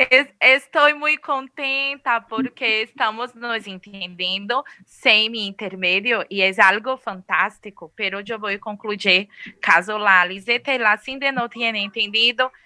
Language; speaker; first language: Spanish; non-native, fluent; Portuguese